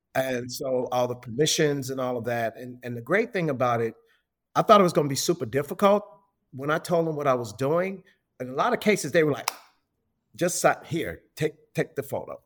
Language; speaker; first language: English; native; English